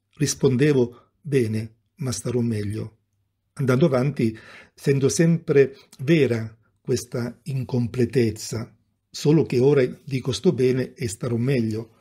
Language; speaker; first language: Italian; native; Italian